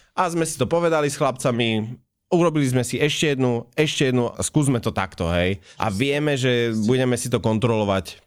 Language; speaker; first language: Slovak; native; Slovak